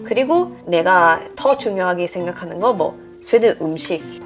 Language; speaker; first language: Korean; non-native, fluent; Swedish